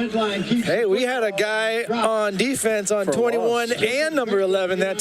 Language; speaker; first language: English; native; English